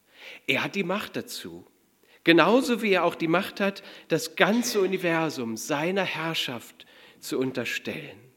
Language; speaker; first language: German; native; German